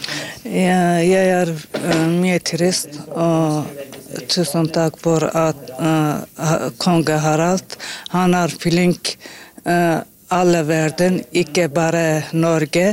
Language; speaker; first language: Norwegian; non-native, learner; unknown